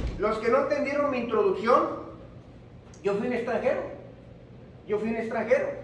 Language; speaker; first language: Spanish; early bilingual, heritage; Spanish